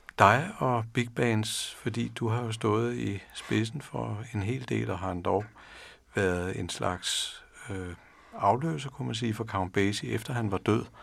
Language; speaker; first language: Danish; native; Danish